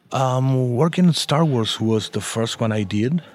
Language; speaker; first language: English; non-native, fluent; Spanish